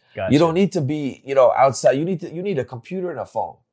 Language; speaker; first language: English; native; English